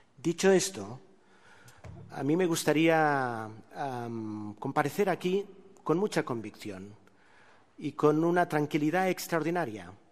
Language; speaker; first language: Spanish; non-native, local second language; Catalan